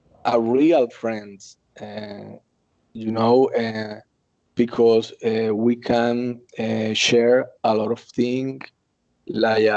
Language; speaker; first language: English; non-native, learner; Spanish